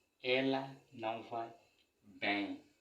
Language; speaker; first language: Portuguese; non-native, fluent; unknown